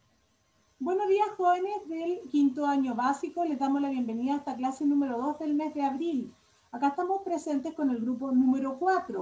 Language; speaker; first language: Spanish; native; Spanish